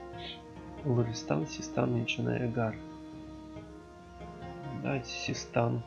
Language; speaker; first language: Russian; native; Russian